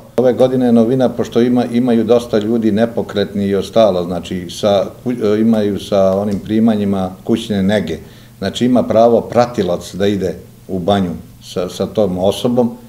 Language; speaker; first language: Serbian; native; Serbian